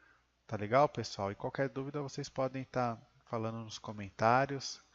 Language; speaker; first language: Portuguese; native; Portuguese